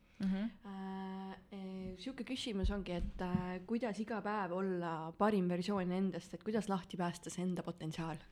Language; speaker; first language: Estonian; native; Estonian